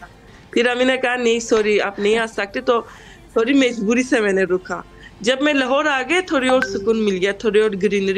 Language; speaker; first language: Hindi; non-native, fluent; Turkish